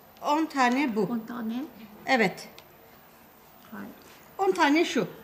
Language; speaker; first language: Turkish; native; Turkish